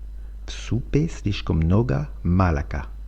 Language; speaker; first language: Russian; non-native, fluent; French